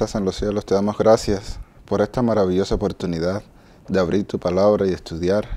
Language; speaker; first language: Spanish; native; Spanish